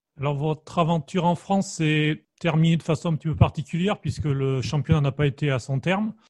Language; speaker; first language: French; native; French